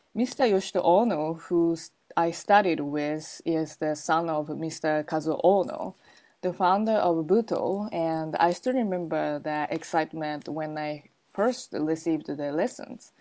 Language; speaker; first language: English; non-native, learner; Japanese